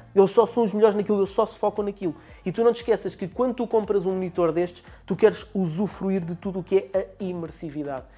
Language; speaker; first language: Portuguese; native; Portuguese